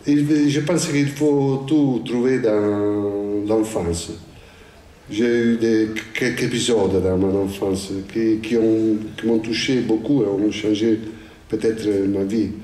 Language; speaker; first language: French; non-native, fluent; Italian